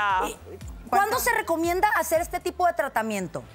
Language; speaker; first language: Spanish; native; Spanish